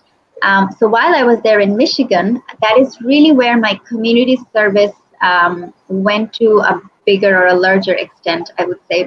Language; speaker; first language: English; non-native, local second language; Bangla